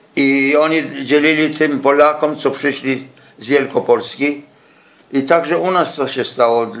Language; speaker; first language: Polish; non-native, local second language; Yiddish